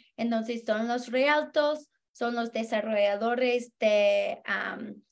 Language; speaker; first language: Spanish; non-native, fluent; English